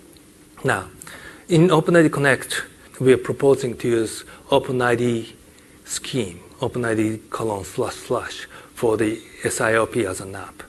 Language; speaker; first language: English; non-native, fluent; Japanese